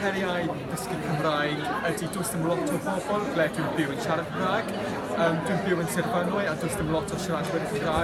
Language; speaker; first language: Welsh; non-native, fluent; English